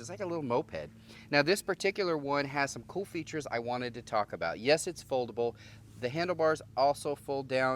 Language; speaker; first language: English; native; English